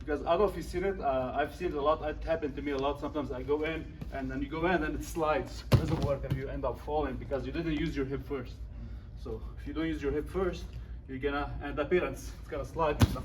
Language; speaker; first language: English; non-native, fluent; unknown